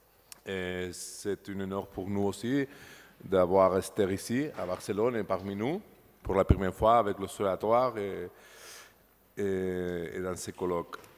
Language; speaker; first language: French; non-native, fluent; Spanish